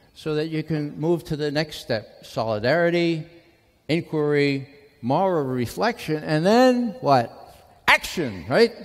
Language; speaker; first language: English; native; English